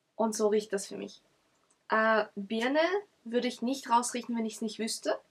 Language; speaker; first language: German; early bilingual, other home language; Russian